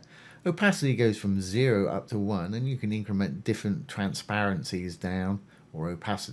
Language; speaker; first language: English; native; English